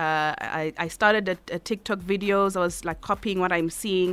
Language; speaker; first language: English; non-native, local second language; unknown